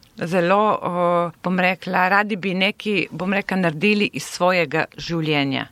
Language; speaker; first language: Slovenian; non-native, local second language; Serbian